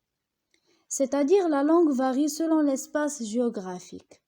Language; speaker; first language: French; non-native, local second language; Arabic